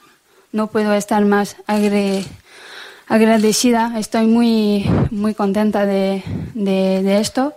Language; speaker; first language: Spanish; non-native, fluent; French